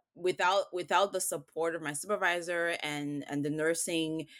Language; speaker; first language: English; early bilingual, other home language; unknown